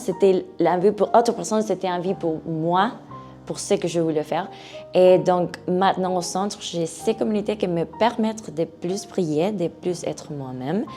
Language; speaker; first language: French; non-native, learner; Spanish